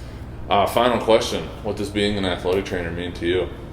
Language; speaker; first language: English; native; English